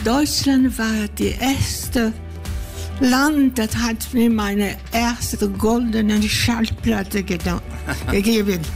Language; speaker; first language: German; non-native, learner; Greek